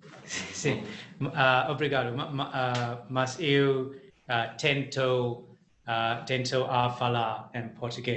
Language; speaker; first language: Portuguese; non-native, learner; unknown